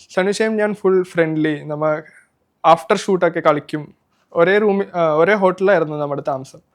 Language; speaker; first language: Malayalam; non-native, local second language; Gujarati